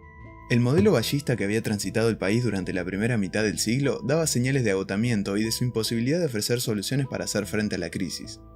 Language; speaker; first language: Spanish; native; Spanish